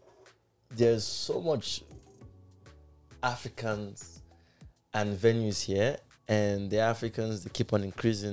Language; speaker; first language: English; non-native, local second language; Igbo